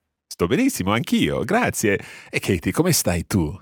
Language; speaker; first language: Italian; non-native, fluent; English